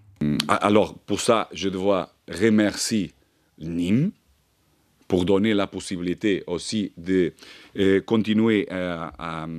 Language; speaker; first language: French; non-native, learner; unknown